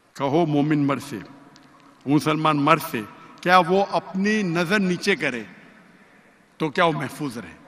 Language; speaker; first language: Urdu; non-native, local second language; Konkani